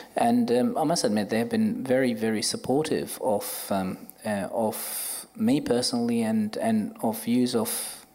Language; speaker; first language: English; non-native, fluent; Arabic